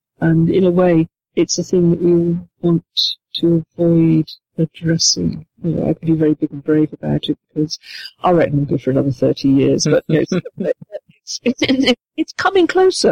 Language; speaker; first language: English; native; English